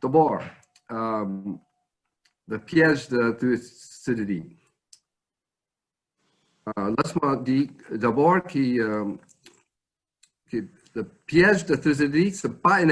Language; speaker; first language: French; non-native, fluent; English